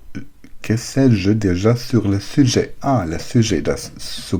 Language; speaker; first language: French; non-native, learner; German